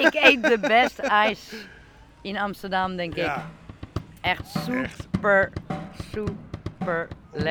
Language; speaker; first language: Dutch; non-native, learner; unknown